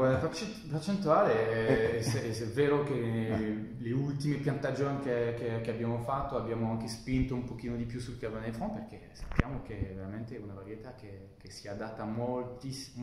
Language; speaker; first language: Italian; non-native, fluent; French